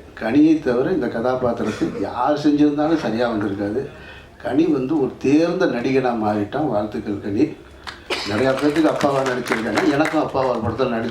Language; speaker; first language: Tamil; native; Tamil